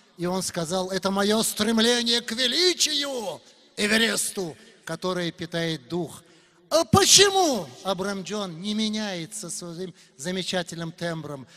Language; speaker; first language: Russian; non-native, local second language; Uzbek